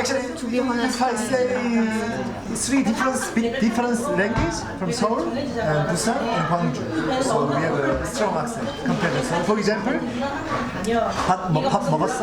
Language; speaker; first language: English; non-native, fluent; Korean